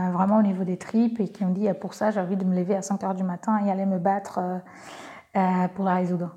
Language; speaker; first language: French; non-native, fluent; Portuguese